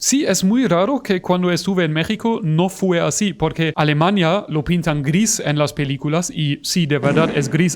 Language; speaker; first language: Spanish; non-native, fluent; German